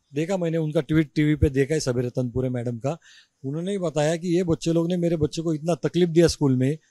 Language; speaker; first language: Hindi; non-native, local second language; Marathi